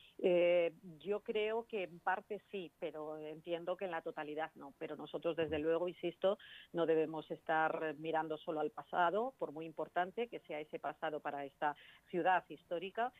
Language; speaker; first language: Spanish; native; Spanish